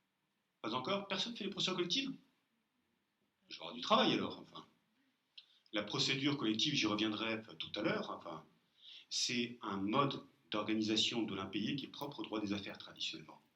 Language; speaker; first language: French; native; French